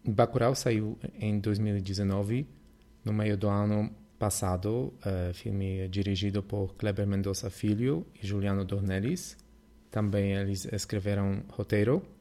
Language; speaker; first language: Portuguese; non-native, fluent; Polish